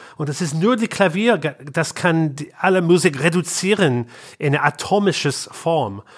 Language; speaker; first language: German; non-native, learner; English